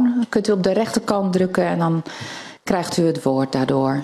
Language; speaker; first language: Dutch; native; Dutch